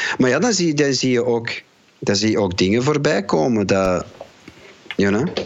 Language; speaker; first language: Dutch; native; Dutch